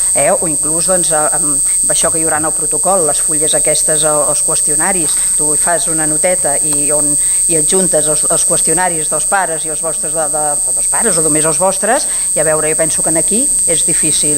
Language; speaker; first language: Catalan; native; Catalan